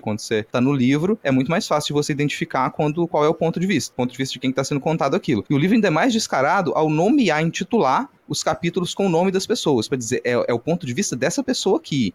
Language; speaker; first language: Portuguese; native; Portuguese